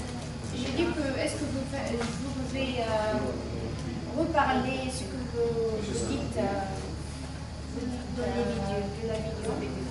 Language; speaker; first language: French; non-native, learner; Arabic